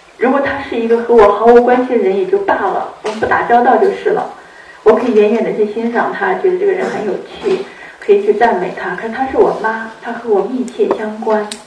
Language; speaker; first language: Chinese; native; Chinese